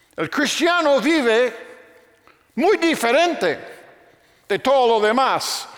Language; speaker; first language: Spanish; non-native, fluent; English